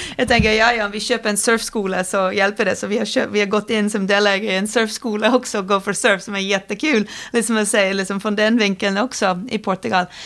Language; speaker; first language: Swedish; non-native, fluent; English